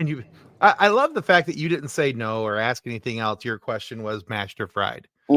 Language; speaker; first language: English; native; English